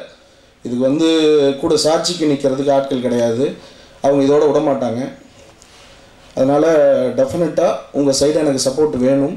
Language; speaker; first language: Tamil; native; Tamil